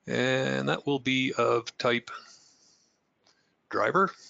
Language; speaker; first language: English; native; English